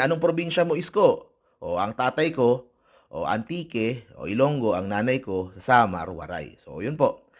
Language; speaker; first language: Filipino; native; Filipino